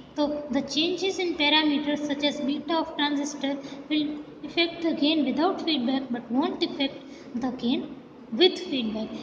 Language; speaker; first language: English; non-native, local second language; Gujarati